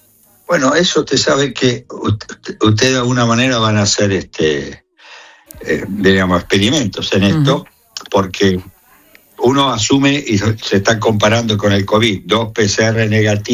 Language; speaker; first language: Spanish; native; Spanish